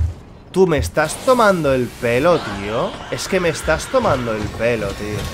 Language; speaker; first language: Spanish; native; Spanish